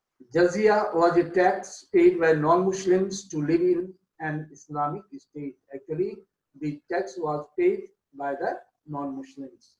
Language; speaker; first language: English; non-native, local second language; Hindi